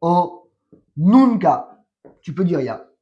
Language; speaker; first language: Spanish; non-native, fluent; French